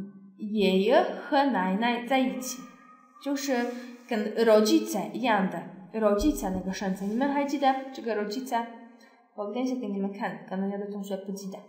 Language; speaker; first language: Chinese; non-native, fluent; Polish